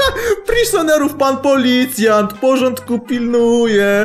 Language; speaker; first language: Polish; native; Polish